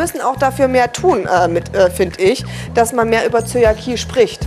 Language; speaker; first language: German; native; German